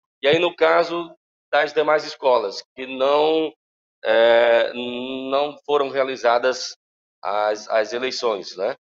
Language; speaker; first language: Portuguese; native; Portuguese